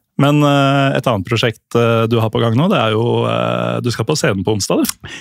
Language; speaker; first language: Norwegian; native; Norwegian